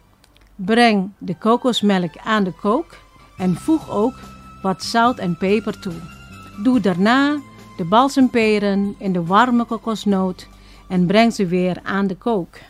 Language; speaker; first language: Dutch; non-native, fluent; Indonesian